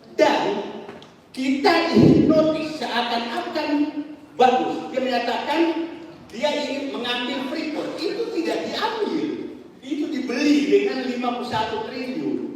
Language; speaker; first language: Indonesian; non-native, local second language; Buginese